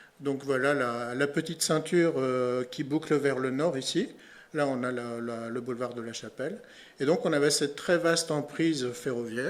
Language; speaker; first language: French; native; French